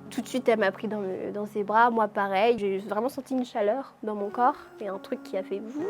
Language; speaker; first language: French; early bilingual, other home language; Amharic